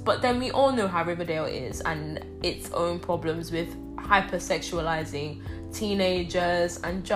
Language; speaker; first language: English; non-native, local second language; Yoruba